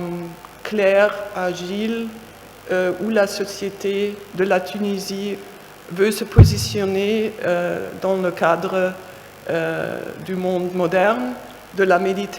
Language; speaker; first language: French; non-native, fluent; German